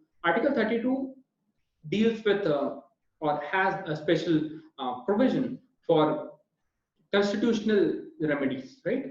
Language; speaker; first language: English; non-native, local second language; Hindi